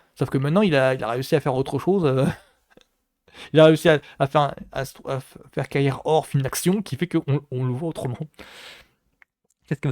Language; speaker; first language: French; native; French